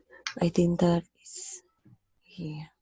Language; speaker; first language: English; non-native, learner; Spanish